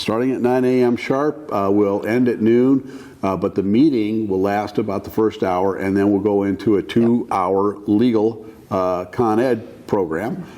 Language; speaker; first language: English; native; English